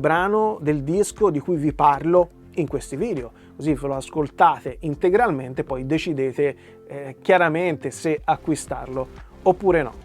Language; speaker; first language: Italian; native; Italian